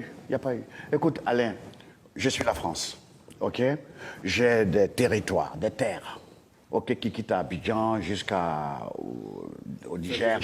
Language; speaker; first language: French; non-native, local second language; Dyula